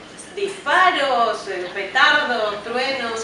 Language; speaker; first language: Spanish; native; Spanish